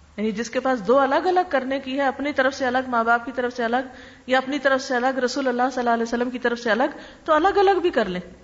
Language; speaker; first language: Urdu; native; Urdu